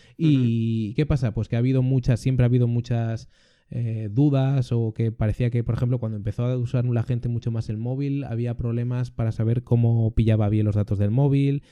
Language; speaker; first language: Spanish; native; Spanish